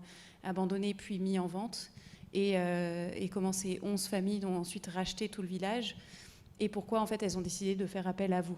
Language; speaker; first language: French; native; French